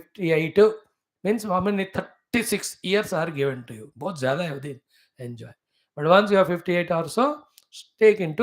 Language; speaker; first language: English; non-native, local second language; Hindi